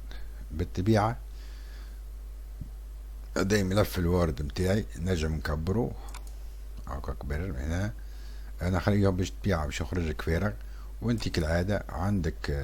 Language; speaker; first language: Arabic; native; Arabic